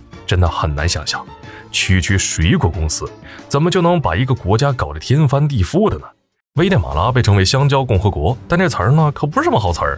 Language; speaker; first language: Chinese; native; Chinese